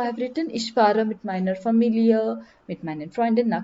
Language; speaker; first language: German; non-native, learner; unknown